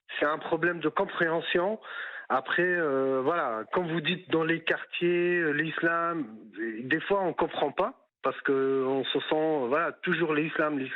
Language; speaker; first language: French; non-native, local second language; Arabic